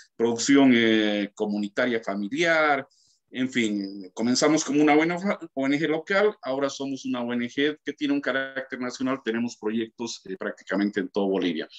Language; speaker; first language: Spanish; native; Spanish